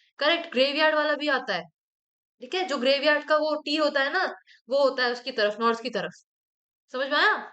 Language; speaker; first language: Hindi; native; Hindi